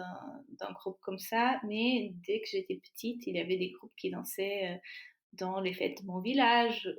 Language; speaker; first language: French; non-native, fluent; Portuguese